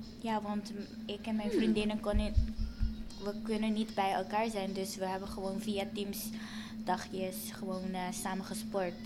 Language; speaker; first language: Dutch; non-native, fluent; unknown